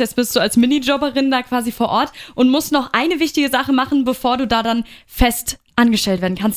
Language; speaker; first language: German; native; German